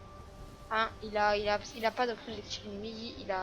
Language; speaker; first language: French; native; French